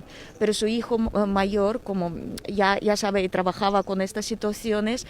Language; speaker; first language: Spanish; non-native, fluent; Ukrainian